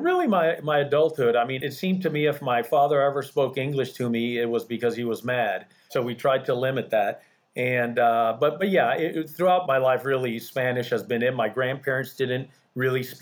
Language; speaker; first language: English; early bilingual, other home language; Spanish